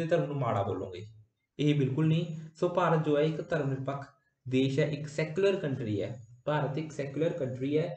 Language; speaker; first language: Hindi; non-native, local second language; Punjabi